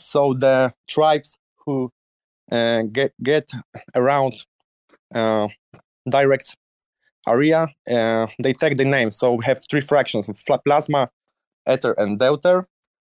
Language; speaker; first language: English; non-native, learner; Polish